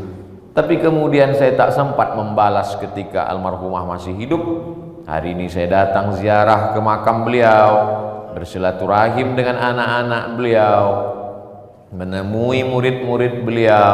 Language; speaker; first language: Indonesian; non-native, local second language; Malay